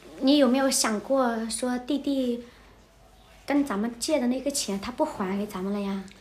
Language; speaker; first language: Chinese; non-native, fluent; Vietnamese